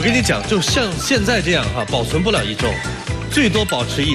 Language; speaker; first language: Chinese; native; Chinese